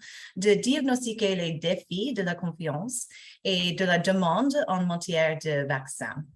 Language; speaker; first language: French; non-native, fluent; English